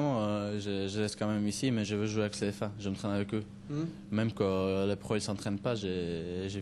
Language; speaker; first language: French; non-native, learner; Polish